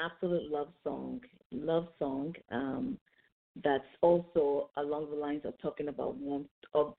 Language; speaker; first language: English; non-native, local second language; Yoruba